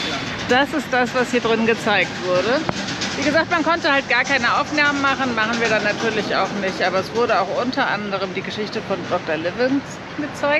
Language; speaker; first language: German; native; German